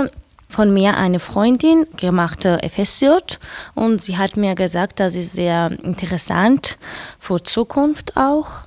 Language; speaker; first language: German; non-native, learner; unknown